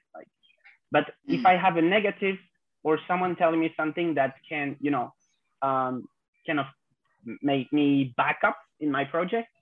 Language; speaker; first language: English; non-native, fluent; French